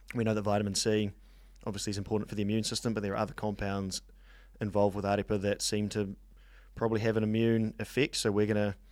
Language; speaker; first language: English; native; English